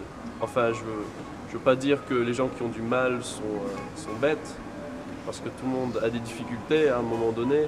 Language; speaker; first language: French; non-native, fluent; English